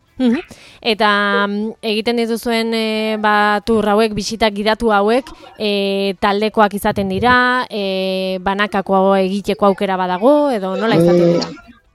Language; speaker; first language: Basque; native; Basque